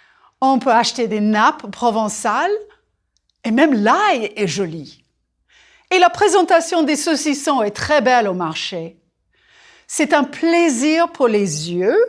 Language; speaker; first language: French; non-native, fluent; English